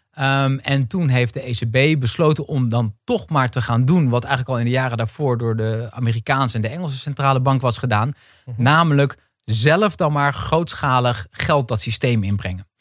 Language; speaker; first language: Dutch; native; Dutch